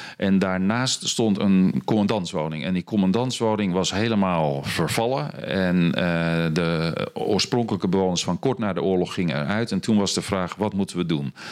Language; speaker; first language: Dutch; native; Dutch